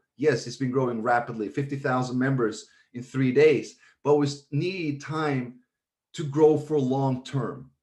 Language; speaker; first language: English; non-native, fluent; Swedish